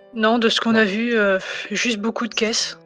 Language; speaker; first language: French; native; French